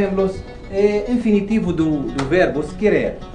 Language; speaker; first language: Portuguese; non-native, learner; Arabic